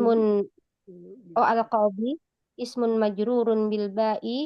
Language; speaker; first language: Arabic; non-native, learner; Indonesian